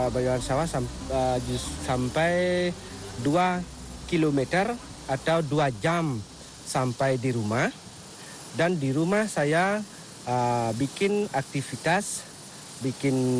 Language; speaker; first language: Indonesian; non-native, local second language; Balinese